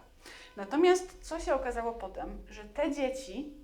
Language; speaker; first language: Polish; native; Polish